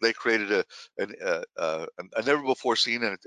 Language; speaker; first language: English; native; English